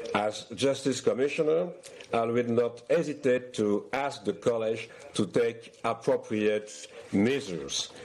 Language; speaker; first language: English; non-native, fluent; French